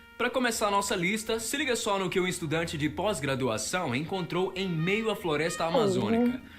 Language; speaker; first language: Portuguese; native; Portuguese